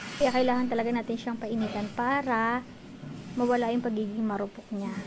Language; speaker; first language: Filipino; native; Filipino